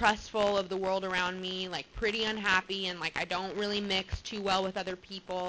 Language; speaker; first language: English; native; English